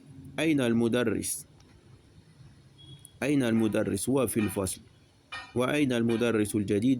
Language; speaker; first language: Arabic; non-native, fluent; French